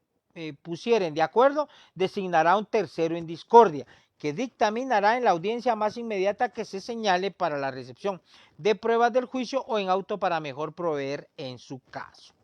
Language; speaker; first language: Spanish; native; Spanish